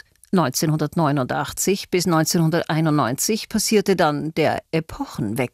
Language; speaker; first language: German; native; German